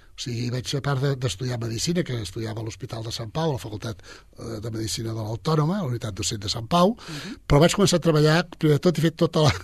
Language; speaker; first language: Catalan; native; Catalan